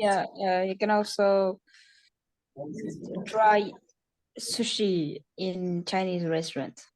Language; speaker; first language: English; non-native, learner; Uzbek